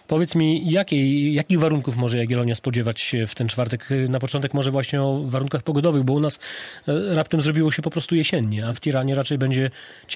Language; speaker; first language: Polish; native; Polish